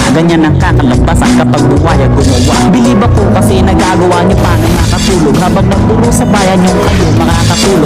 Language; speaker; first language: Filipino; native; Filipino